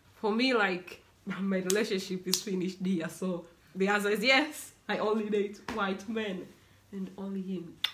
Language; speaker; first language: English; non-native, local second language; Swahili